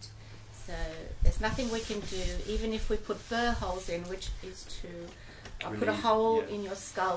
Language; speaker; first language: English; early bilingual, other home language; German